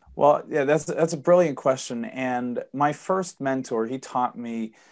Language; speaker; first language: English; early bilingual, heritage; Swedish